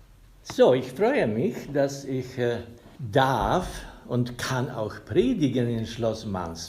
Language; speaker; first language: German; non-native, fluent; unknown